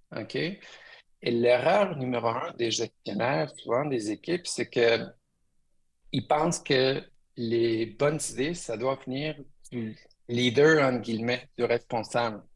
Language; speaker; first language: French; early bilingual, other home language; Spanish